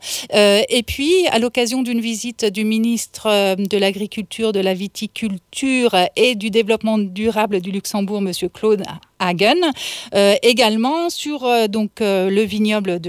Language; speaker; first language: French; native; French